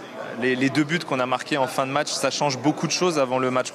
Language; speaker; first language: French; native; French